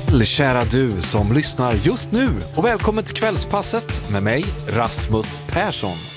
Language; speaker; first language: Swedish; native; Swedish